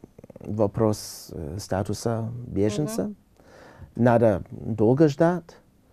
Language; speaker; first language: Russian; non-native, learner; English